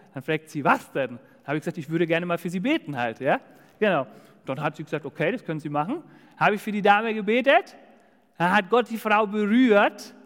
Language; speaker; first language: German; native; German